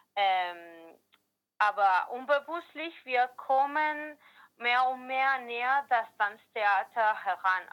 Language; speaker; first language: German; non-native, learner; Spanish